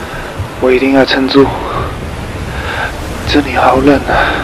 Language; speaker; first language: Chinese; native; Chinese